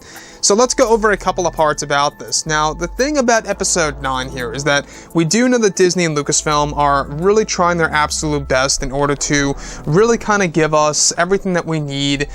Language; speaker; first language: English; native; English